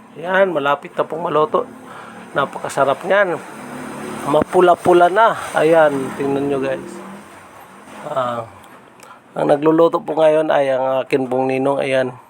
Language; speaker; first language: Filipino; non-native, local second language; Cebuano